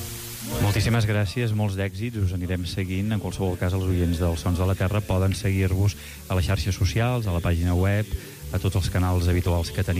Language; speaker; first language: Catalan; native; Catalan